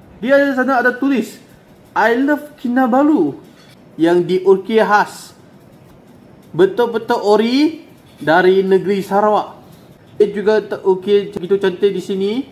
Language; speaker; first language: Malay; non-native, local second language; Chinese